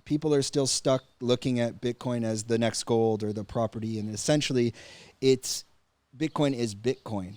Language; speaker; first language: English; native; English